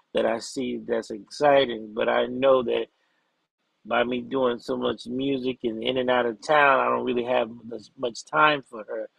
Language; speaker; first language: English; native; English